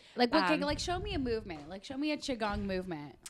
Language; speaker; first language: English; native; English